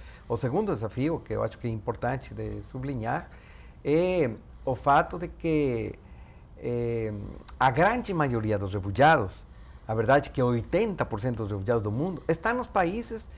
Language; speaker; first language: Portuguese; non-native, fluent; Spanish